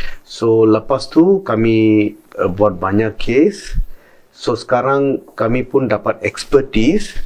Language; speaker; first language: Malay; non-native, local second language; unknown